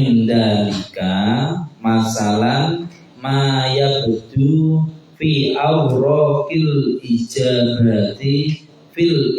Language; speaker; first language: Arabic; non-native, fluent; Indonesian